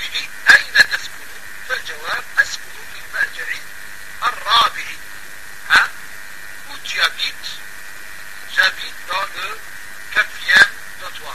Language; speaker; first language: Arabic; non-native, fluent; French